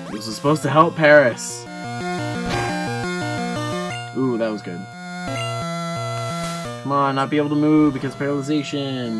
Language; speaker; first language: English; native; English